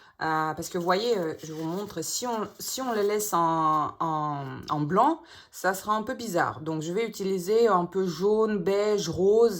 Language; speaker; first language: French; non-native, fluent; Russian